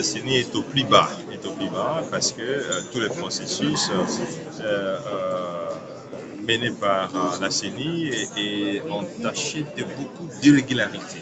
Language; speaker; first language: French; non-native, local second language; Kongo